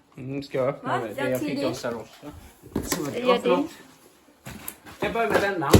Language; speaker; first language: Swedish; early bilingual, other home language; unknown